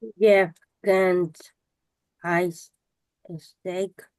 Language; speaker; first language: English; non-native, learner; Spanish